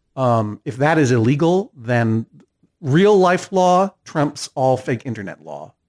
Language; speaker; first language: English; native; English